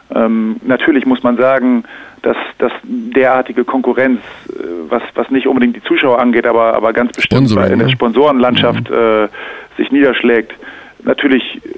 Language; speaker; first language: German; native; German